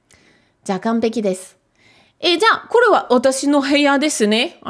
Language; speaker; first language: Japanese; non-native, fluent; French